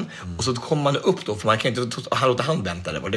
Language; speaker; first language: Swedish; native; Swedish